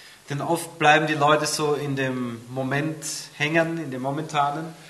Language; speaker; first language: German; native; German